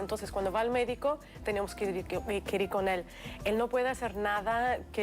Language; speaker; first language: Spanish; non-native, fluent; Russian